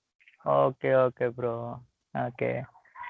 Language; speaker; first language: English; non-native, learner; Marathi